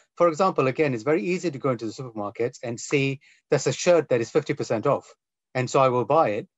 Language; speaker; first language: English; non-native, local second language; Tamil